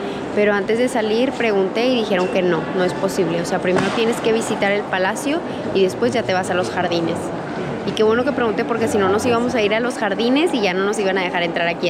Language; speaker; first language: Spanish; native; Spanish